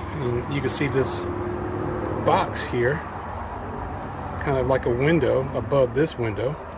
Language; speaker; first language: English; native; English